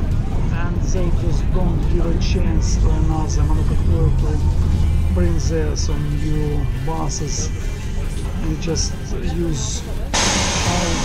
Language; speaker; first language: English; non-native, learner; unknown